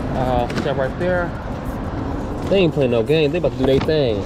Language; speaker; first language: English; native; English